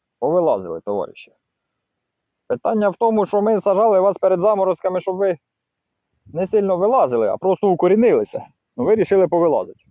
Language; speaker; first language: Ukrainian; native; Ukrainian